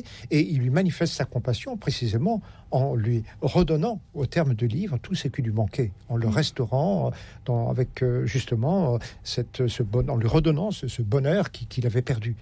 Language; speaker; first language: French; native; French